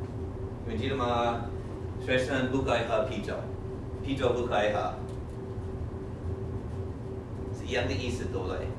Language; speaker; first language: Chinese; non-native, fluent; English